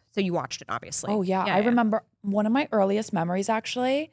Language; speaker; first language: English; native; English